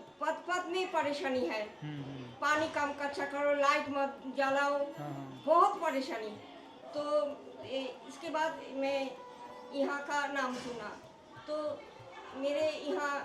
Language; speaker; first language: Hindi; non-native, local second language; Bangla